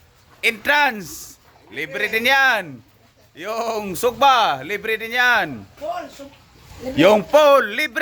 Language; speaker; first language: Filipino; non-native, local second language; Cebuano